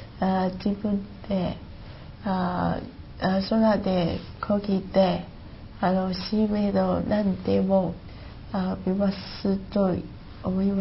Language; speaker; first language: Japanese; non-native, learner; Chinese